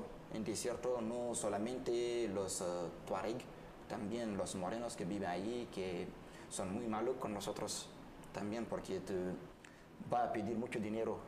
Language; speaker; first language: Spanish; non-native, learner; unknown